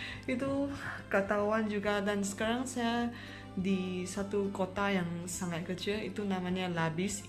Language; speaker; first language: Indonesian; non-native, fluent; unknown